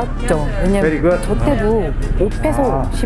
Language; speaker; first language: Korean; non-native, fluent; Filipino